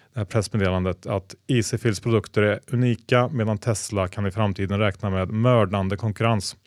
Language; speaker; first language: Swedish; native; Swedish